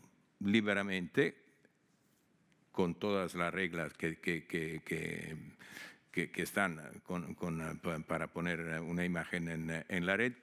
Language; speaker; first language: Spanish; non-native, fluent; Italian